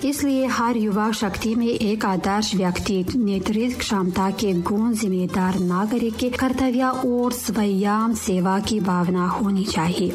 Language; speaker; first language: Hindi; non-native, fluent; Tajik